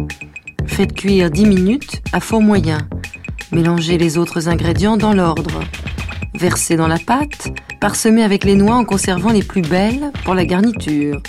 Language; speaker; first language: French; native; French